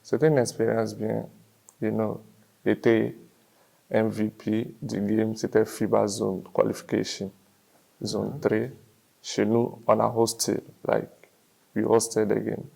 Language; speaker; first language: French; non-native, learner; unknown